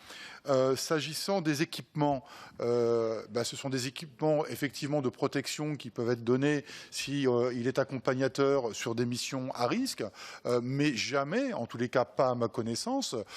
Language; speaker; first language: French; native; French